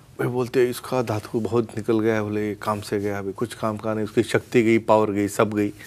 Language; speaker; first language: Hindi; non-native, local second language; Marathi